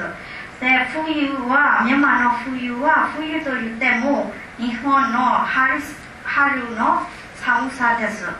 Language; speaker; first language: Japanese; non-native, learner; Burmese